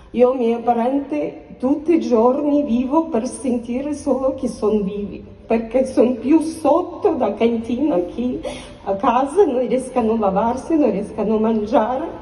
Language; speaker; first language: Italian; non-native, learner; Ukrainian